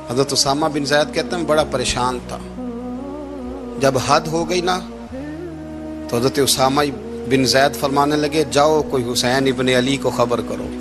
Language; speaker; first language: Urdu; native; Urdu